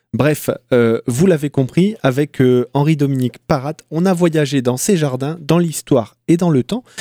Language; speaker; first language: French; native; French